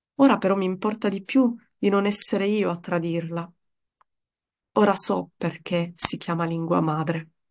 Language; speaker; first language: Italian; non-native, fluent; Persian